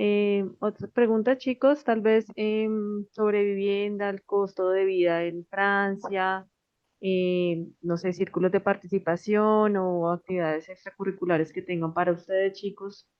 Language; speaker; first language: Spanish; native; Spanish